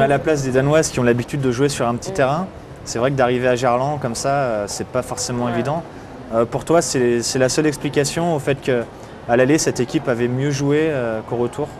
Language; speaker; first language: French; native; French